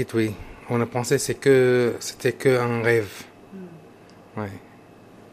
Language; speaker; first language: French; non-native, learner; Arabic